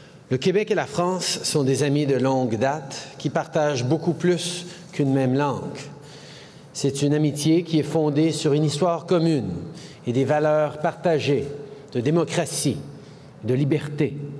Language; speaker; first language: French; native; French